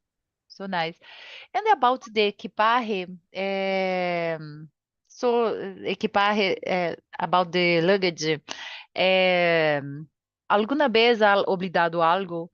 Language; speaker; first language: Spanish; non-native, learner; Portuguese